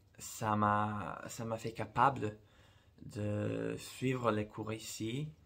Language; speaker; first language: French; non-native, fluent; Croatian